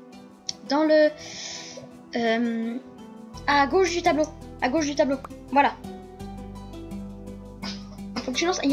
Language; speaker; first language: French; native; French